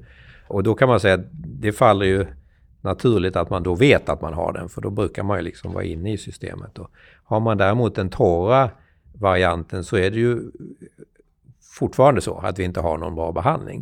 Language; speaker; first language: Swedish; native; Swedish